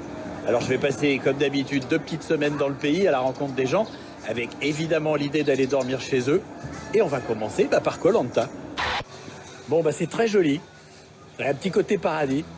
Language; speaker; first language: French; native; French